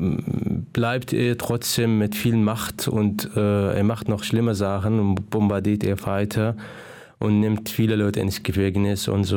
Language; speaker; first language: German; non-native, fluent; Arabic